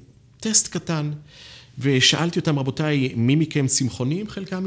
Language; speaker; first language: Hebrew; native; Hebrew